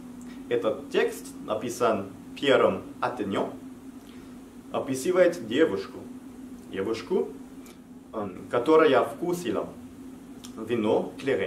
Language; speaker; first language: Russian; non-native, fluent; French